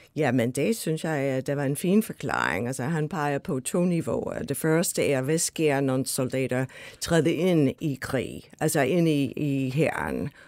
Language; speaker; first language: Danish; non-native, fluent; English